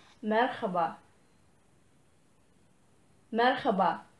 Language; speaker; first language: Turkish; non-native, learner; Lithuanian